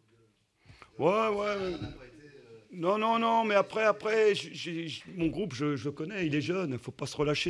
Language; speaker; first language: French; native; French